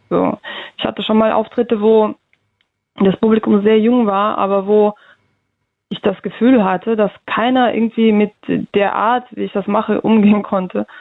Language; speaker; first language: German; early bilingual, other home language; Russian